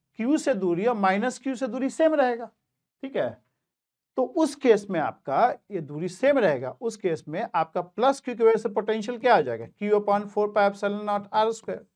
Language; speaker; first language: Hindi; native; Hindi